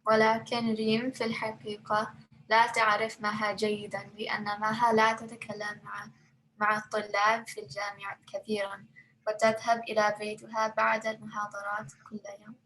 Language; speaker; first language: Arabic; non-native, learner; English